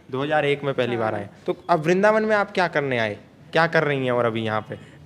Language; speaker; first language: Hindi; native; Hindi